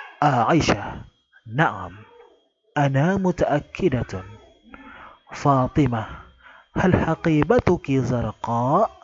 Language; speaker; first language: Arabic; non-native, fluent; Indonesian